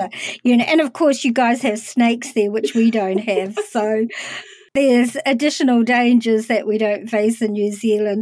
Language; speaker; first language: English; native; English